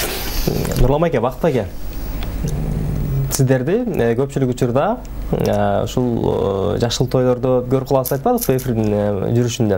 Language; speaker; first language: Kyrgyz; native; Kyrgyz